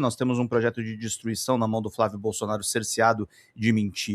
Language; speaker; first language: Portuguese; native; Portuguese